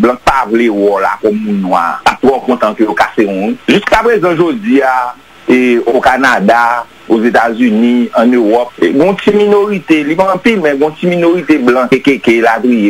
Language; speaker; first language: French; non-native, local second language; Haitian Creole